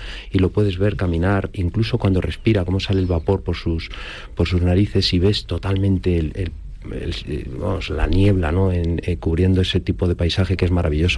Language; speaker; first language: Spanish; native; Spanish